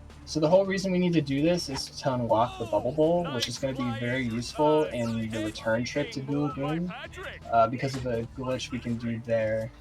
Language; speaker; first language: English; native; English